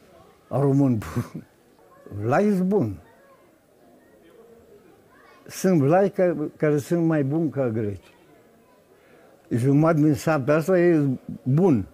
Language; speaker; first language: Romanian; non-native, fluent; Greek